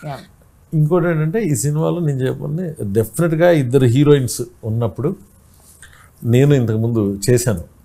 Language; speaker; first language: Telugu; native; Telugu